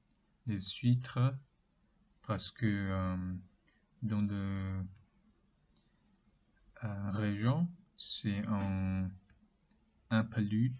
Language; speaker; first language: French; non-native, learner; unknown